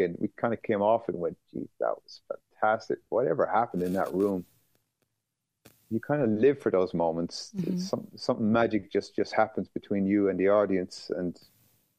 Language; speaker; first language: English; native; English